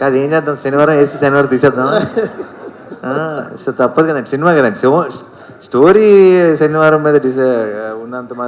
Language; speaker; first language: Telugu; native; Telugu